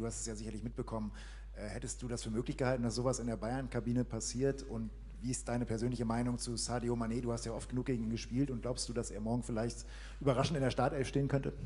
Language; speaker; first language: German; native; German